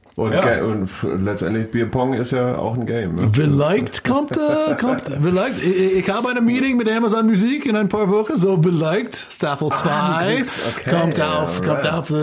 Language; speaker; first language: German; non-native, fluent; English